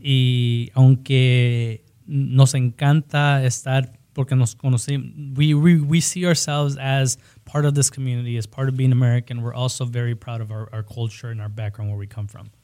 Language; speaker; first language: English; early bilingual, other home language; Spanish